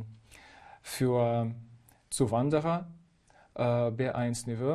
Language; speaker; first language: German; non-native, fluent; Ukrainian